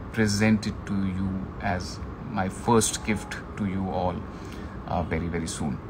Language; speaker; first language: Hindi; non-native, local second language; Marathi